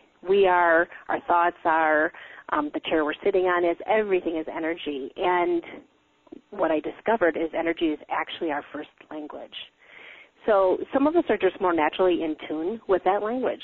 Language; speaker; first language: English; native; English